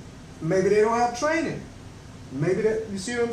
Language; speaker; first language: English; native; English